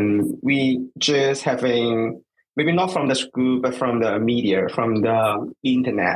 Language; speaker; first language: English; non-native, local second language; Cantonese